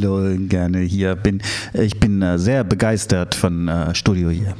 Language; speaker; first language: German; early bilingual, other home language; Italian